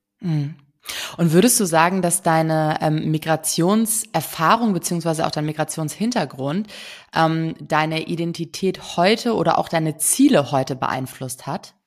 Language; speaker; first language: German; native; German